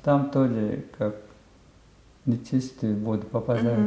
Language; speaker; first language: Russian; non-native, learner; Korean